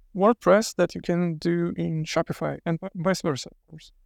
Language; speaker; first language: English; non-native, fluent; Lithuanian